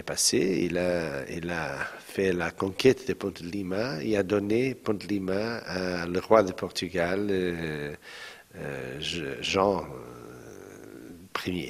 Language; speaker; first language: French; non-native, fluent; Portuguese